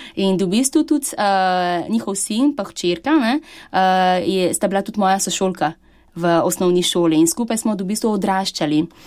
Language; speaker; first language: Slovenian; early bilingual, other home language; Chinese